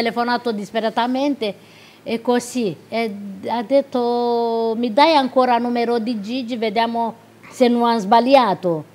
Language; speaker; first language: Italian; non-native, local second language; Romanian